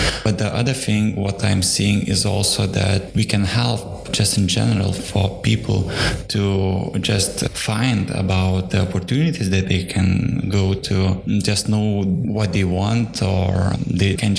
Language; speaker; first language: English; non-native, fluent; Lithuanian